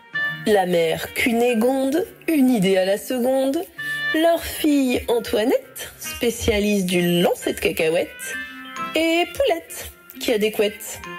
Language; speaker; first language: French; native; French